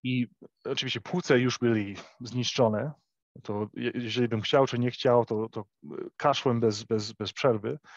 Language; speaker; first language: Polish; early bilingual, heritage; English